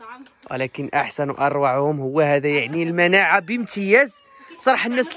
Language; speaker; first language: Arabic; native; Arabic